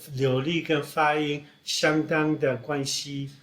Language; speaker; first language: Chinese; non-native, fluent; English